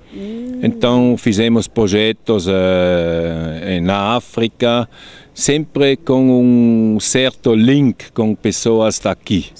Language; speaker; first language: Portuguese; non-native, fluent; German